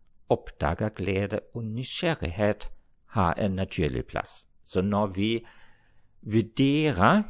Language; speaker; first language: Norwegian; non-native, fluent; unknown